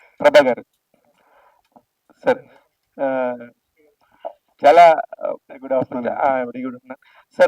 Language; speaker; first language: Telugu; native; Telugu